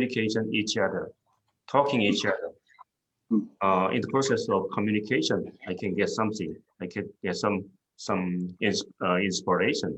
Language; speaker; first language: English; non-native, fluent; Korean